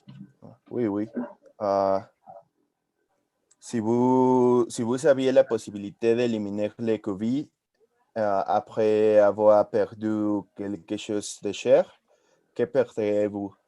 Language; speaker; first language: French; non-native, learner; Spanish